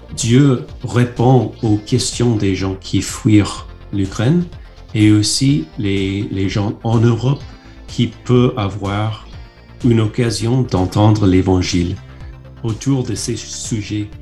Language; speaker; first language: French; non-native, fluent; English